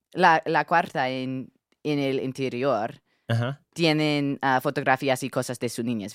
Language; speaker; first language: Spanish; non-native, learner; English